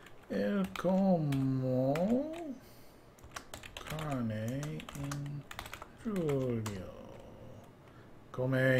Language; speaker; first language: Spanish; non-native, learner; English